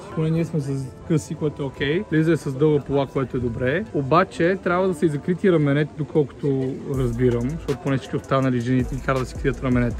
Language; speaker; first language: Bulgarian; native; Bulgarian